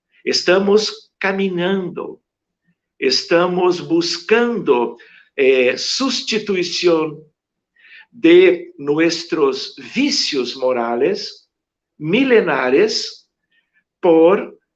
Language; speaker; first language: Spanish; non-native, fluent; Portuguese